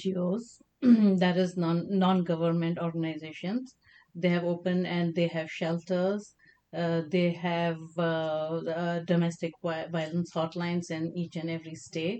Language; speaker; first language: English; non-native, local second language; Kashmiri